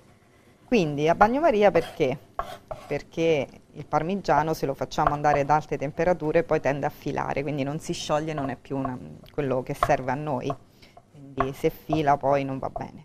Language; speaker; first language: Italian; native; Italian